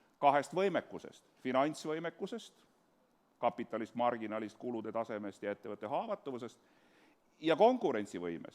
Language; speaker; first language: Estonian; native; Estonian